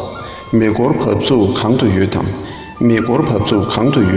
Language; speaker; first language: Chinese; non-native, learner; Tibetan